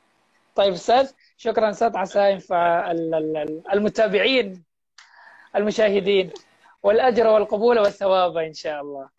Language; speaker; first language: Arabic; non-native, fluent; Indonesian